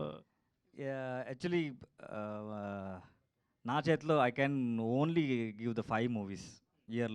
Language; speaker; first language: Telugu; non-native, learner; Kannada